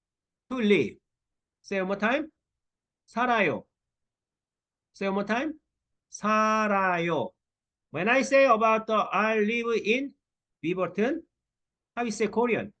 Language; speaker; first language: English; non-native, learner; Korean